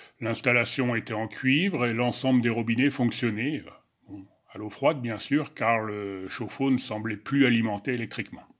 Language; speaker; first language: French; native; French